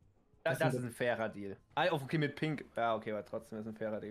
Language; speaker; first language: German; native; German